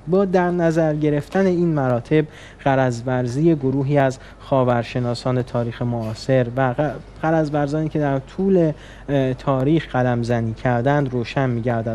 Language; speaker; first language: Persian; native; Persian